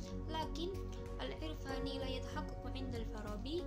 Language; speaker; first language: Arabic; non-native, learner; Indonesian